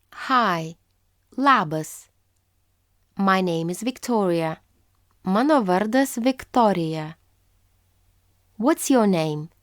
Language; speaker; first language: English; non-native, fluent; Lithuanian